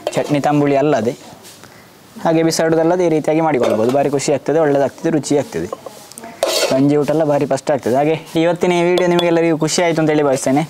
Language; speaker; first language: Kannada; non-native, local second language; Tulu